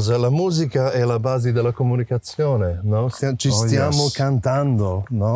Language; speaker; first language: Italian; non-native, fluent; English